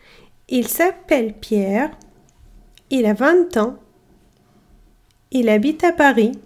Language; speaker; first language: French; non-native, fluent; Arabic